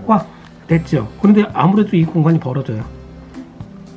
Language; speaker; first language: Korean; native; Korean